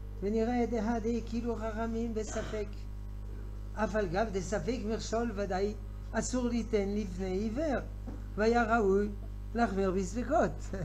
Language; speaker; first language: Hebrew; non-native, fluent; French